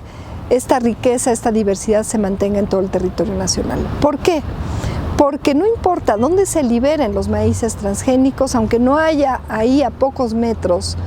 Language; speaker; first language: Spanish; native; Spanish